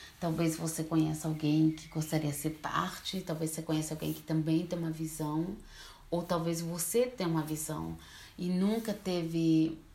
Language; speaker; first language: Portuguese; early bilingual, heritage; Portuguese